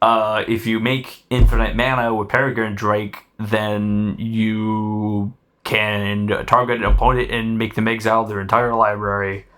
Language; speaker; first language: English; native; English